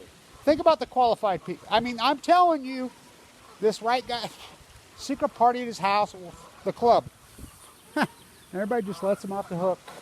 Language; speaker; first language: English; native; English